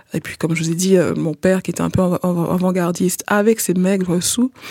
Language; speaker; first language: French; non-native, local second language; Haitian Creole